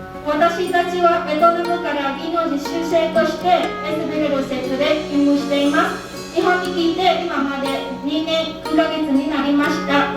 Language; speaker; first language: Japanese; non-native, learner; Vietnamese